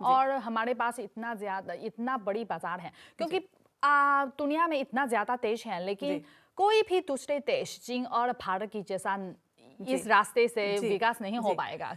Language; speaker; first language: Hindi; non-native, fluent; Chinese